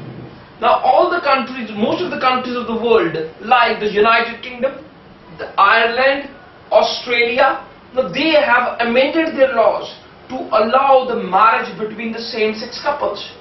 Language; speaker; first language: English; non-native, local second language; Hindi